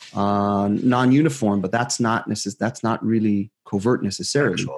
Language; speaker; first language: English; non-native, fluent; Hebrew